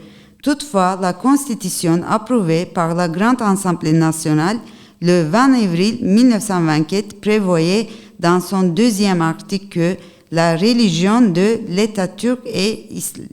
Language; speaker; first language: French; non-native, learner; Turkish